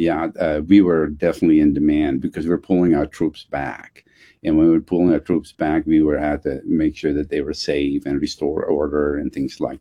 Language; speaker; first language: English; non-native, fluent; Dutch